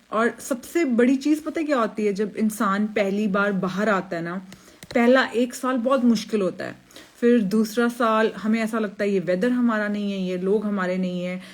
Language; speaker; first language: Hindi; native; Hindi